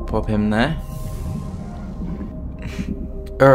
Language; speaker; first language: English; native; English